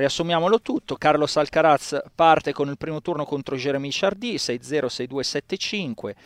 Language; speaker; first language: Italian; native; Italian